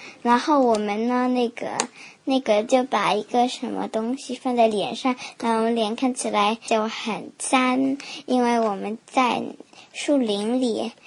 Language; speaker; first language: Chinese; early bilingual, heritage; Chinese